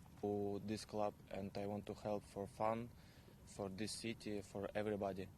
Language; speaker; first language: English; non-native, learner; Ukrainian